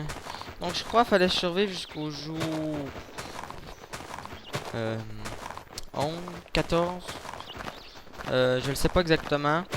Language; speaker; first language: French; native; French